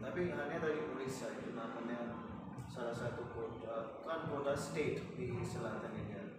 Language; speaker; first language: Indonesian; non-native, fluent; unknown